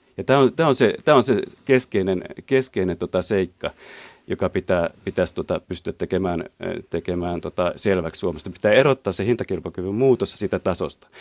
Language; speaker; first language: Finnish; native; Finnish